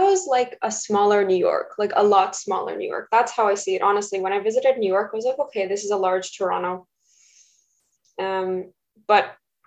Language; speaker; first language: English; early bilingual, other home language; Russian